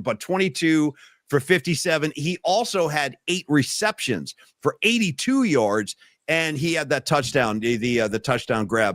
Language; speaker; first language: English; native; English